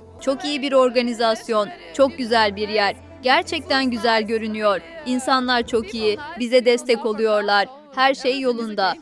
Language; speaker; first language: Turkish; non-native, fluent; Ukrainian